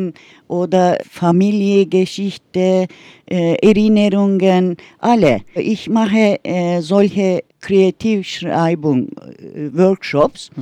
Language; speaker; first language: German; non-native, learner; Turkish